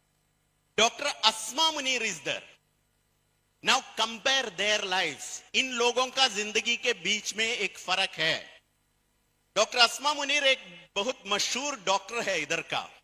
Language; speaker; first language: Hindi; non-native, fluent; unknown